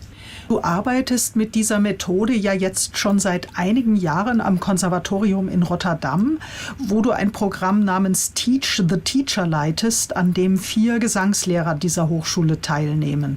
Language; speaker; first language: German; native; German